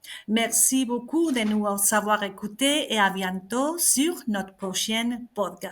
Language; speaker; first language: French; non-native, fluent; Spanish